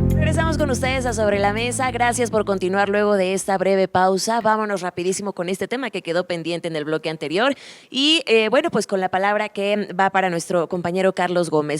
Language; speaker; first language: Spanish; native; Spanish